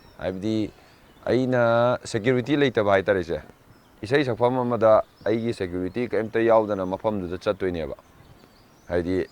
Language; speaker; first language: Manipuri; non-native, local second language; Rongmei Naga